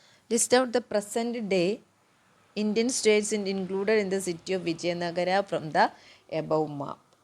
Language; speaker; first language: English; non-native, local second language; Malayalam